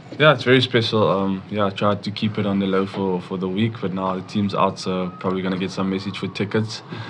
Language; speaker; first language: English; non-native, local second language; Afrikaans